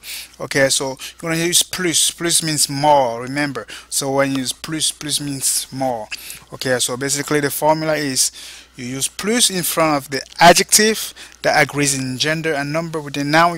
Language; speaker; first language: English; non-native, fluent; French